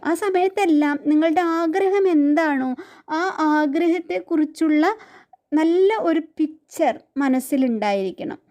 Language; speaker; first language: Malayalam; native; Malayalam